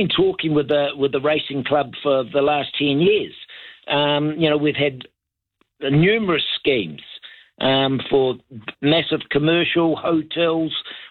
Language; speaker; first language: English; native; English